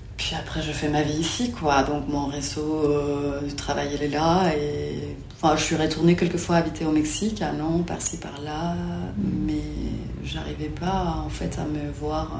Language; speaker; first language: French; non-native, fluent; Spanish